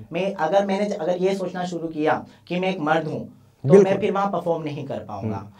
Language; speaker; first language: Hindi; native; Hindi